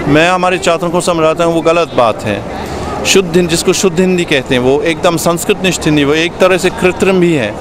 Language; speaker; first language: Hindi; non-native, fluent; German